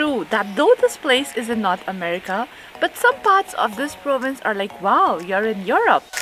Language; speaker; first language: English; non-native, local second language; Hindi